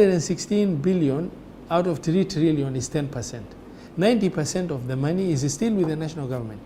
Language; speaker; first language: English; non-native, local second language; Somali